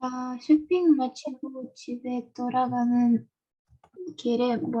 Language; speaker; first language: Korean; non-native, learner; Russian